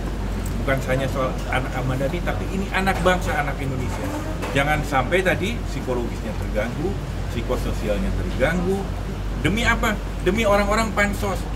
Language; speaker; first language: Indonesian; native; Indonesian